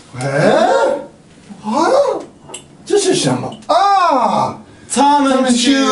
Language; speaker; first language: Chinese; non-native, learner; English